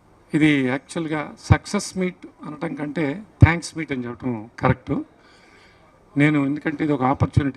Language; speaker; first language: Telugu; native; Telugu